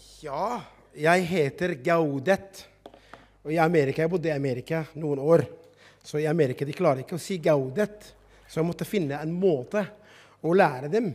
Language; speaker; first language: Swedish; non-native, learner; Arabic